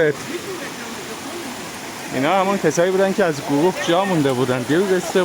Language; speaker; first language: Persian; native; Persian